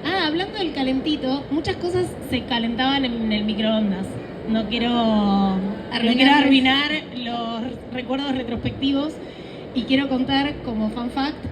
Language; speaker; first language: Spanish; native; Spanish